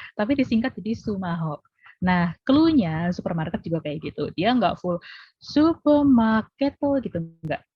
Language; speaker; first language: Indonesian; native; Indonesian